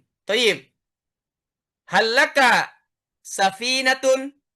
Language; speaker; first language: Arabic; non-native, learner; Indonesian